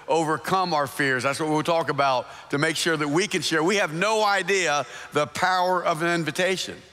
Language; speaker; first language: English; native; English